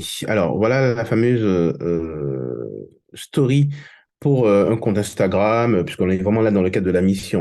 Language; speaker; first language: French; native; French